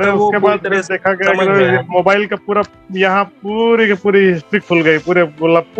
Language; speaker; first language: Hindi; native; Hindi